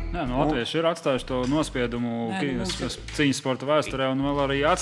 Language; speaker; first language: Latvian; native; Latvian